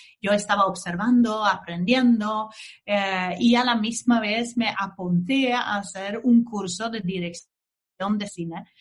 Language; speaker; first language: Spanish; non-native, fluent; Swedish